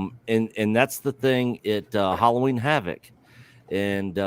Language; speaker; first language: English; native; English